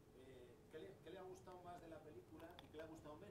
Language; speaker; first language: Spanish; native; Spanish